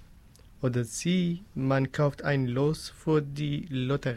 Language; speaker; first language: German; non-native, learner; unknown